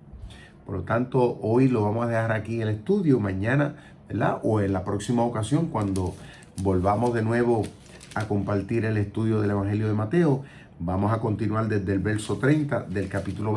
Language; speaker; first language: Spanish; native; Spanish